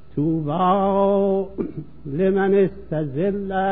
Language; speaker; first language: Persian; native; Persian